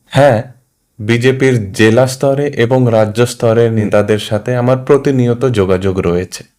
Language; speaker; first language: Bangla; early bilingual, heritage; Bangla